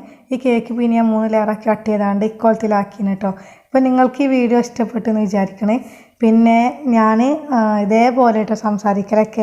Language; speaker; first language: Malayalam; native; Malayalam